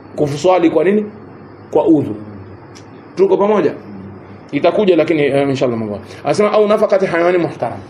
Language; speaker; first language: Swahili; native; Swahili